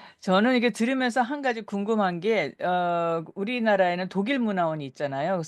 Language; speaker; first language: Korean; native; Korean